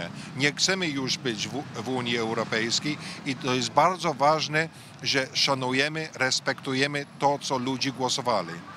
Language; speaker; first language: Polish; early bilingual, heritage; English